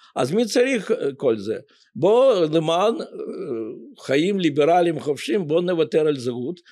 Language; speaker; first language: Hebrew; non-native, fluent; Russian